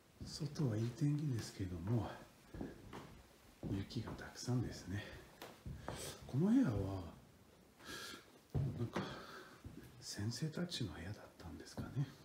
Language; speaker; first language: Japanese; non-native, fluent; French